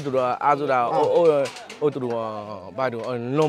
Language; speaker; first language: Portuguese; non-native, learner; Vietnamese